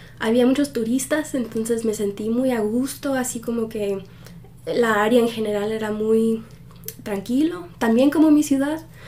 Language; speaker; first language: Spanish; early bilingual, heritage; Spanish